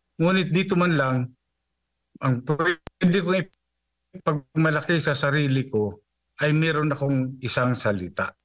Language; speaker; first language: Filipino; non-native, local second language; Cebuano